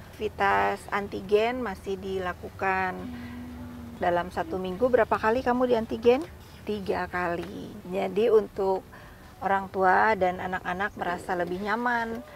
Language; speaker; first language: Indonesian; native; Indonesian